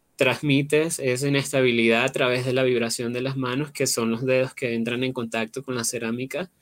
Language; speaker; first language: Spanish; native; Spanish